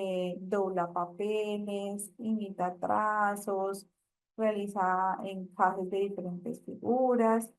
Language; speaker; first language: Spanish; native; Spanish